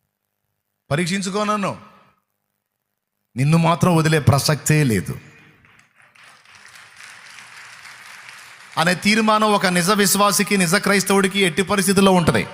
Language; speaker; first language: Telugu; native; Telugu